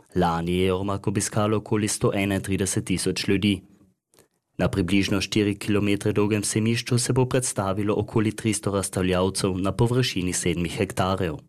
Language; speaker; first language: Slovenian; early bilingual, heritage; Slovenian